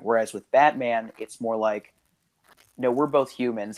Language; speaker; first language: English; native; English